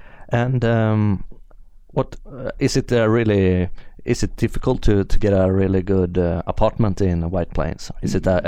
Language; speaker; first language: English; non-native, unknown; Swedish